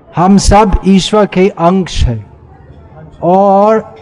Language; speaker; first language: Hindi; non-native, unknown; English